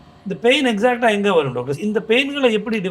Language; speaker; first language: Tamil; native; Tamil